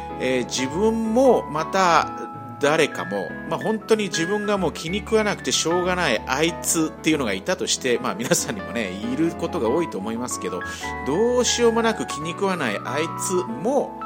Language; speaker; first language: Japanese; native; Japanese